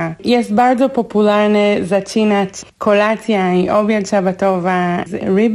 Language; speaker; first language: Polish; non-native, learner; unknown